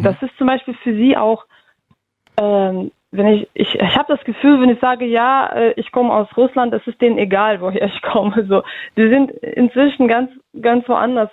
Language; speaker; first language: German; early bilingual, other home language; Russian